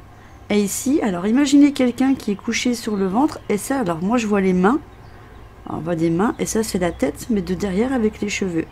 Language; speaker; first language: French; native; French